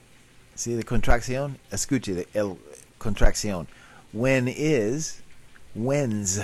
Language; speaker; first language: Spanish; non-native, learner; English